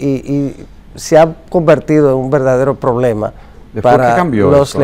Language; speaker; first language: Spanish; native; Spanish